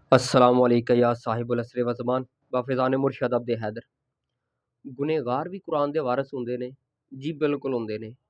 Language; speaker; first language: Urdu; non-native, local second language; Punjabi